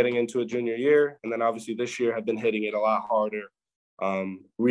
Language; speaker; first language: English; native; English